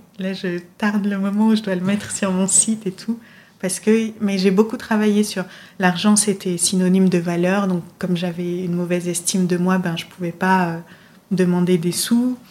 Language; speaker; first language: French; native; French